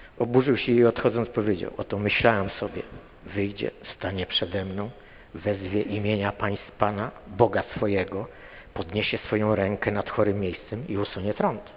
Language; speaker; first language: Polish; native; Polish